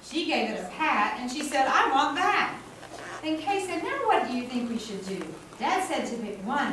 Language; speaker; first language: English; native; English